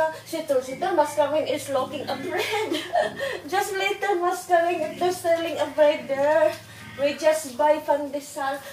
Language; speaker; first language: English; non-native, learner; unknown